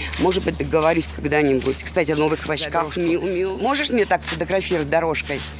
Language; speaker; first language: Russian; native; Russian